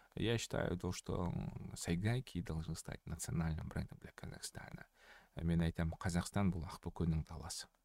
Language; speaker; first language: Russian; non-native, local second language; Kazakh